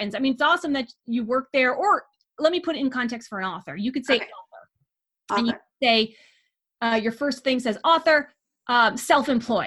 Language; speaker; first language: English; native; English